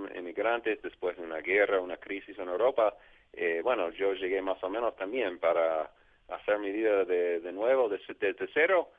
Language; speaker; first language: Spanish; non-native, fluent; English